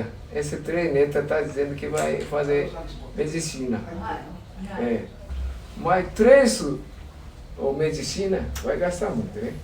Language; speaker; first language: Portuguese; non-native, learner; Japanese